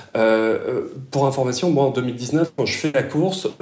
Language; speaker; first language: French; native; French